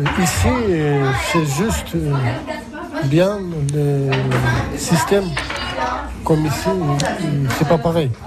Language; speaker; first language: French; non-native, learner; Russian